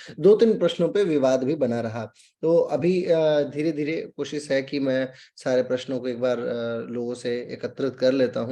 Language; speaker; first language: Hindi; native; Hindi